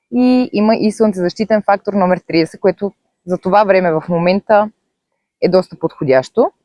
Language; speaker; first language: Bulgarian; native; Bulgarian